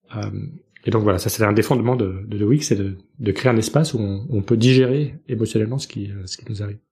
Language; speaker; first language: French; native; French